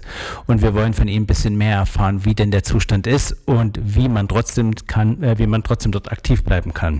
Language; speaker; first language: German; native; German